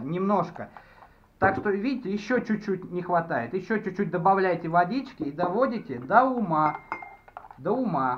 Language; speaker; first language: Russian; native; Russian